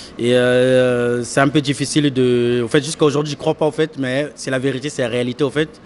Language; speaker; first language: French; non-native, local second language; Lingala